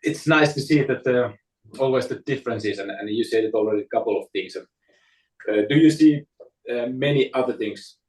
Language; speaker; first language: English; non-native, fluent; Finnish